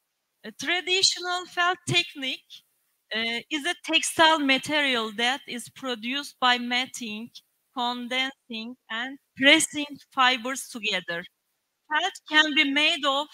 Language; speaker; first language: English; non-native, learner; Turkish